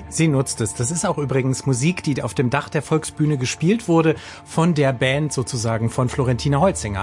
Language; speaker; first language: German; native; German